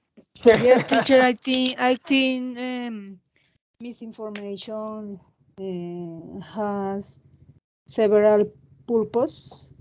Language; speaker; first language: English; non-native, learner; Spanish